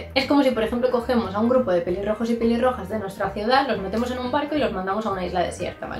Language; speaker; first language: Spanish; native; Spanish